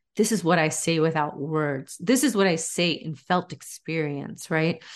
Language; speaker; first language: English; native; English